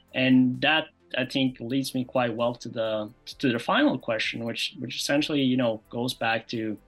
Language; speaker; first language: English; non-native, fluent; Norwegian